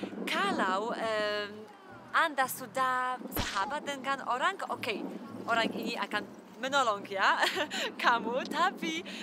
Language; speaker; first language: Indonesian; non-native, learner; Polish